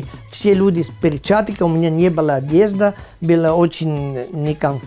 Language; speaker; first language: Russian; non-native, learner; Italian